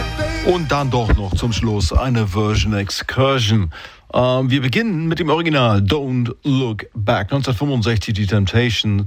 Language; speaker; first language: German; native; German